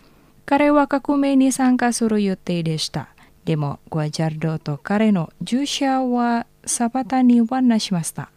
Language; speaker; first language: Japanese; non-native, learner; Indonesian